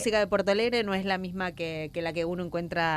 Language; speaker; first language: Spanish; native; Spanish